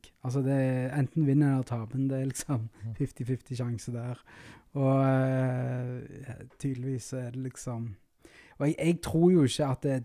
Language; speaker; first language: Norwegian; native; Norwegian